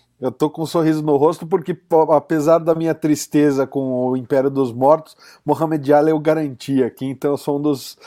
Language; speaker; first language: Portuguese; native; Portuguese